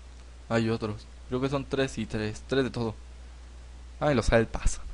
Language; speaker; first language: Spanish; native; Spanish